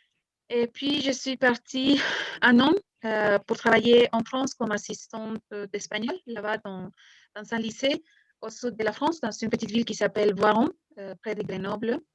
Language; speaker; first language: French; non-native, fluent; Spanish